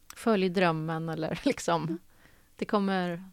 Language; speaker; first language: Swedish; native; Swedish